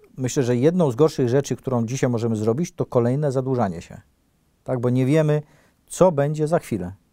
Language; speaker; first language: Polish; native; Polish